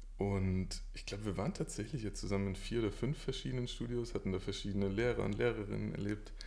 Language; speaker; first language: German; native; German